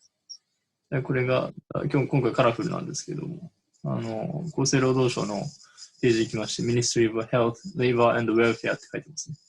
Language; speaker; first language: Japanese; native; Japanese